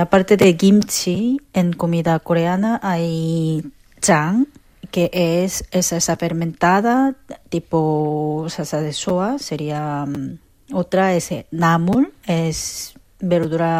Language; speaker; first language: Spanish; non-native, fluent; Korean